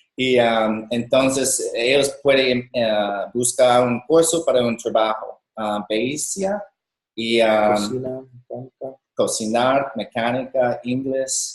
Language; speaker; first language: Spanish; non-native, learner; English